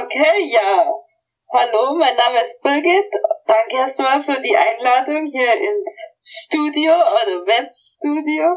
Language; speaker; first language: German; native; German